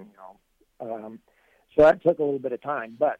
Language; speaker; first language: English; native; English